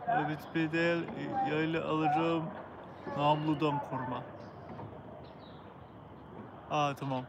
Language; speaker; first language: Turkish; non-native, learner; English